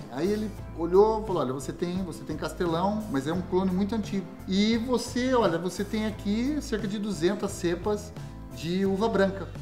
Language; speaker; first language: Portuguese; native; Portuguese